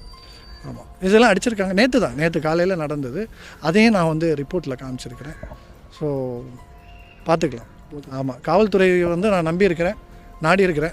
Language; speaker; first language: Tamil; native; Tamil